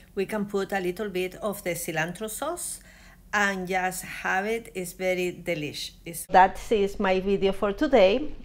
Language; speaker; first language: English; non-native, fluent; Spanish